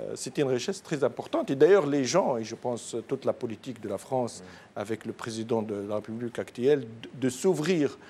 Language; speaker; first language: French; non-native, local second language; Arabic